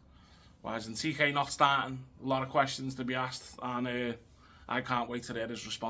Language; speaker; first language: English; native; English